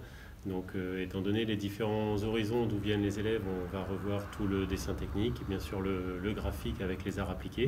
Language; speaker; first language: French; native; French